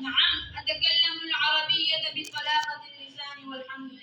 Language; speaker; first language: Arabic; non-native, learner; Urdu